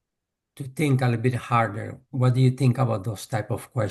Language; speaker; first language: English; non-native, fluent; Spanish